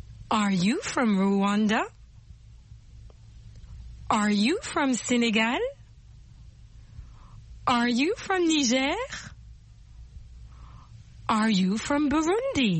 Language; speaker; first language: English; non-native, fluent; French